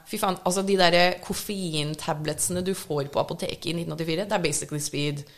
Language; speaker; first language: Norwegian; early bilingual, other home language; English